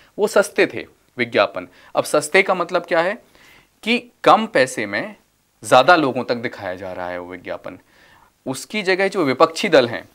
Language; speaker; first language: Hindi; native; Hindi